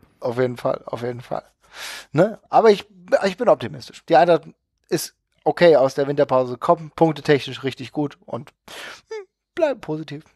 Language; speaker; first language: German; native; German